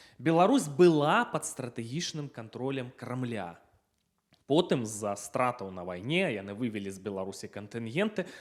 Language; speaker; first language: Belarusian; non-native, local second language; Russian